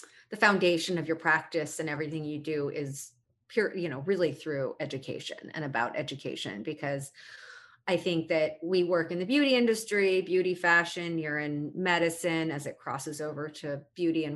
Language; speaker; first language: English; native; English